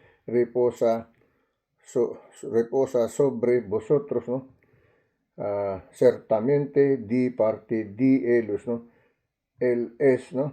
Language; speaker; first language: Spanish; non-native, learner; Filipino